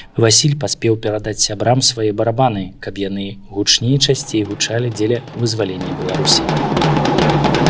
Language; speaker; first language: Belarusian; native; Belarusian